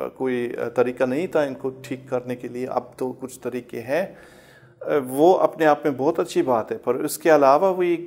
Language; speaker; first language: Urdu; non-native, fluent; German